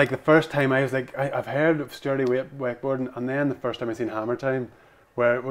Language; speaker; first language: English; native; English